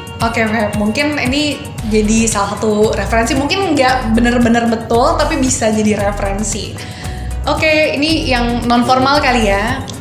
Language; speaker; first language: Indonesian; native; Indonesian